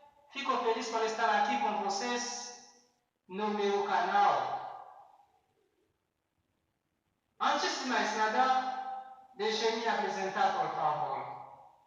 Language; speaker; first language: Portuguese; non-native, fluent; Haitian Creole